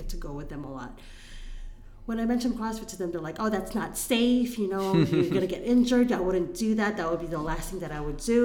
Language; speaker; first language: English; non-native, local second language; Filipino